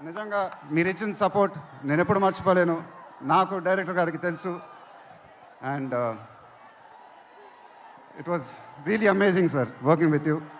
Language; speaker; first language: Telugu; native; Telugu